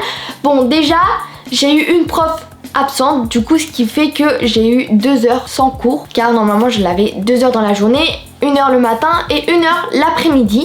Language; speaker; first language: French; native; French